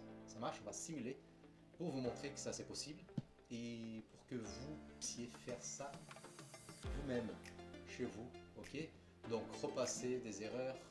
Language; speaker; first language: French; non-native, fluent; Portuguese